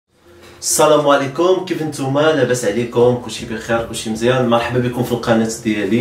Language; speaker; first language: Arabic; native; Arabic